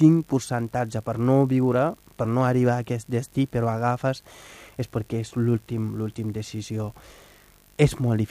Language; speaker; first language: Catalan; non-native, fluent; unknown